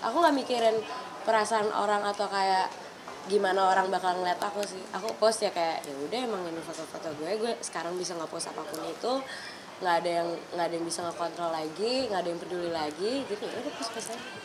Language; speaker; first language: Indonesian; native; Indonesian